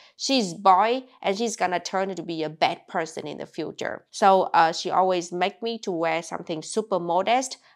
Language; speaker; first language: English; non-native, fluent; Vietnamese